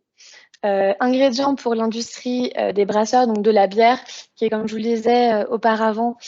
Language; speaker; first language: French; native; French